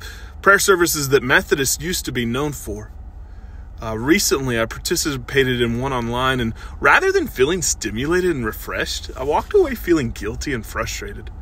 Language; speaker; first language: English; native; English